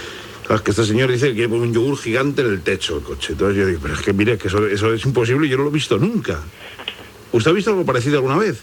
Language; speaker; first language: Spanish; native; Spanish